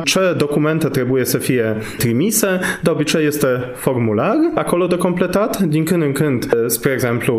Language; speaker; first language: Romanian; non-native, fluent; Polish